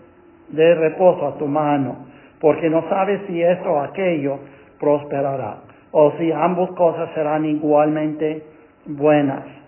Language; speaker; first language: Spanish; non-native, fluent; English